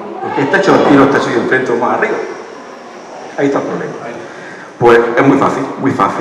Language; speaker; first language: Spanish; native; Spanish